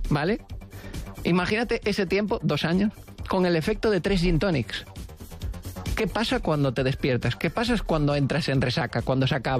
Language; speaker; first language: Spanish; native; Spanish